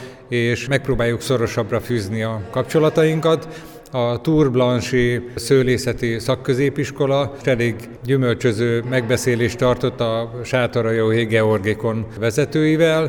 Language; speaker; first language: Hungarian; native; Hungarian